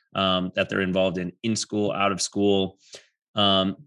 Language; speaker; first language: English; native; English